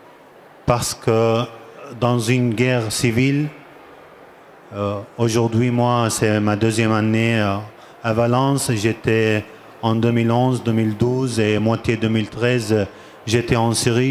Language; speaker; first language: French; non-native, learner; Armenian